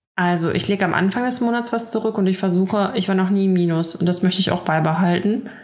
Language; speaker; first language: German; early bilingual, other home language; Russian